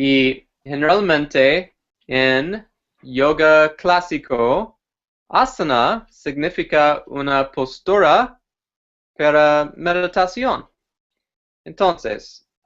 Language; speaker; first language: Spanish; non-native, fluent; English